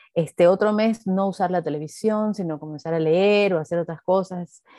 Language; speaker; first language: Spanish; native; Spanish